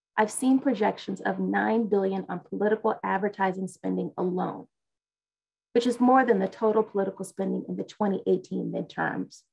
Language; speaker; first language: English; native; English